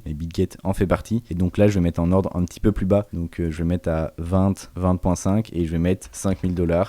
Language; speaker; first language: French; native; French